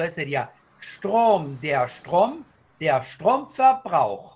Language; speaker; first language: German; non-native, fluent; Spanish